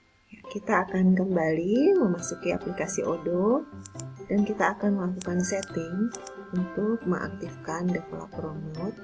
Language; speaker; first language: Indonesian; native; Indonesian